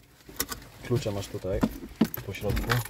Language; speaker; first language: Polish; native; Polish